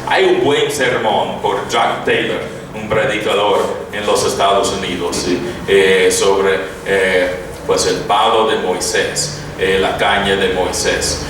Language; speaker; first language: Spanish; non-native, fluent; English